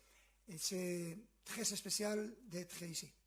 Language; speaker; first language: French; non-native, fluent; Spanish